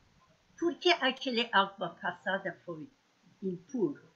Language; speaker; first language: Portuguese; non-native, learner; Persian